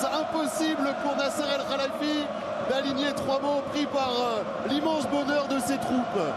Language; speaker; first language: French; native; French